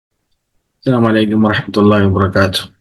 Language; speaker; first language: Arabic; non-native, fluent; Tamil